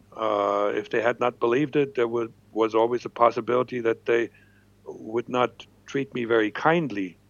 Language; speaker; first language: English; non-native, fluent; German